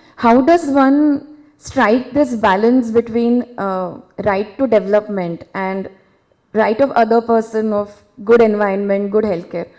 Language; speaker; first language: English; non-native, local second language; Marathi